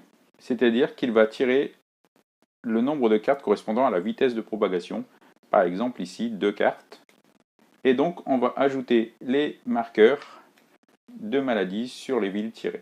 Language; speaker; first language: French; native; French